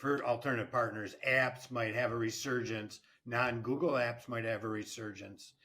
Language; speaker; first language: English; native; English